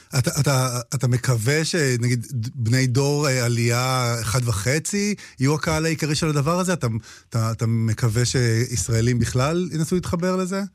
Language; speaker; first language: Hebrew; native; Hebrew